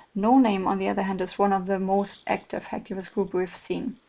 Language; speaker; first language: English; non-native, fluent; German